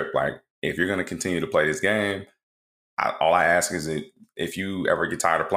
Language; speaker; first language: English; native; English